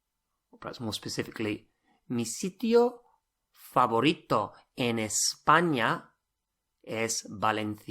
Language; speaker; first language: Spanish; non-native, fluent; English